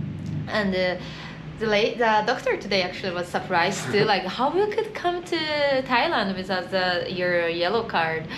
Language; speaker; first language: English; non-native, fluent; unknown